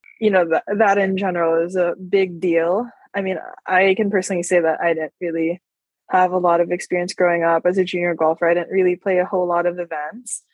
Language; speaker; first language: English; non-native, local second language; Filipino